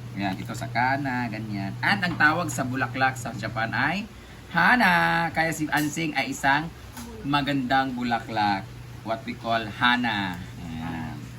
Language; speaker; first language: Filipino; non-native, local second language; Cebuano